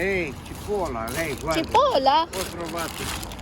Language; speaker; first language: Italian; non-native, learner; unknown